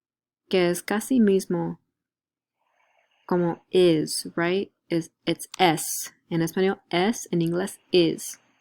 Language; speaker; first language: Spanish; non-native, learner; English